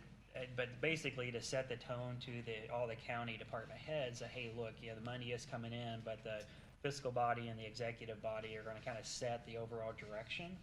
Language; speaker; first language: English; native; English